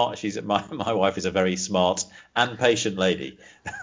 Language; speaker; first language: English; native; English